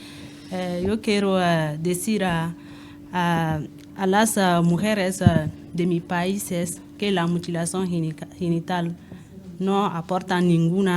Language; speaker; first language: Spanish; non-native, learner; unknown